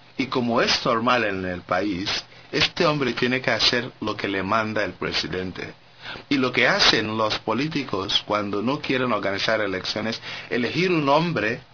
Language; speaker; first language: Spanish; non-native, fluent; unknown